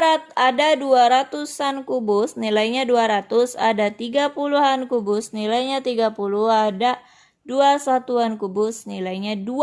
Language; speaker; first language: Indonesian; native; Indonesian